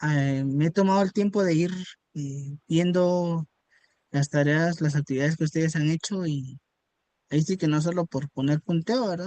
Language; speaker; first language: Spanish; native; Spanish